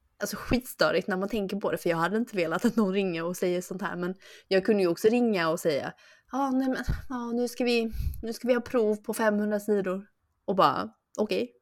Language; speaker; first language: Swedish; early bilingual, other home language; Chinese